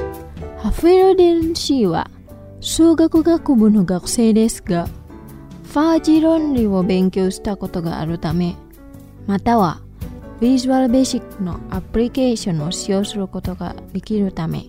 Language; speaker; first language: Japanese; non-native, fluent; Indonesian